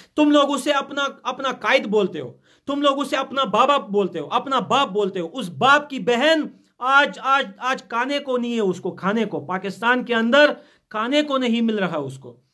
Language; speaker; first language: Urdu; non-native, fluent; Pashto